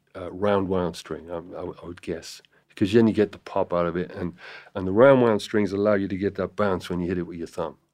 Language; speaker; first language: English; native; English